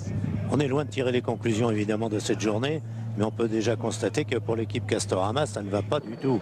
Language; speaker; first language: French; native; French